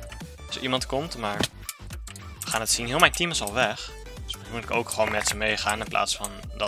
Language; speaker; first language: Dutch; native; Dutch